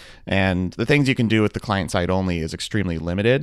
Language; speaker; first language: English; native; English